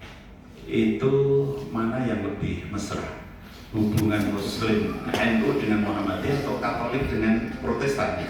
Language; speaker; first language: Indonesian; native; Indonesian